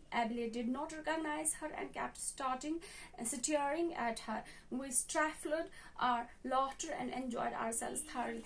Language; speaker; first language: English; non-native, local second language; Hindi